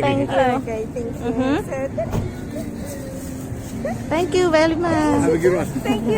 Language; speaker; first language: English; non-native, learner; Thai